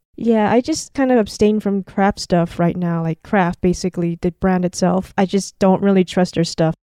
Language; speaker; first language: English; native; English